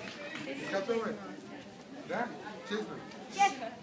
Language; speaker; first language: Russian; non-native, learner; Turkish